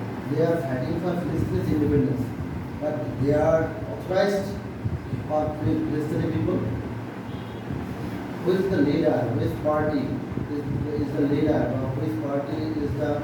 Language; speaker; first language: English; non-native, learner; Bangla